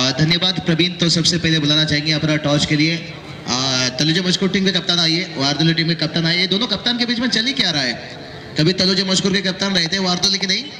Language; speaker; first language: Hindi; non-native, local second language; Marathi